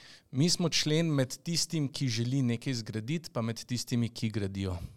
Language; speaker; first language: Slovenian; native; Slovenian